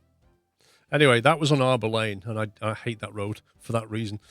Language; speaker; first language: English; native; English